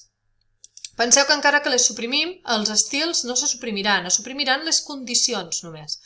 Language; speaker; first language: Catalan; native; Catalan